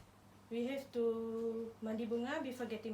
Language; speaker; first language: English; non-native, local second language; Malay